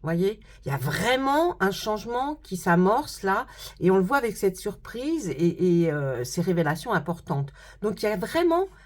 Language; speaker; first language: French; native; French